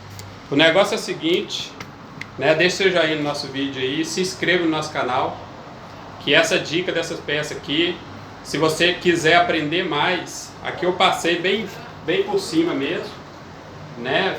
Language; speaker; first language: Portuguese; native; Portuguese